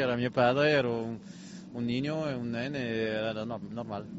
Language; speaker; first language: Spanish; non-native, learner; French